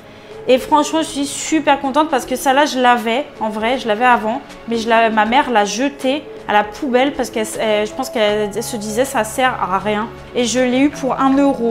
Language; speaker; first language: French; native; French